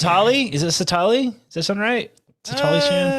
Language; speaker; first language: English; native; English